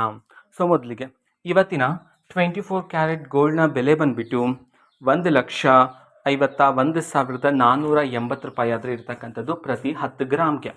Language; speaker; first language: Kannada; native; Kannada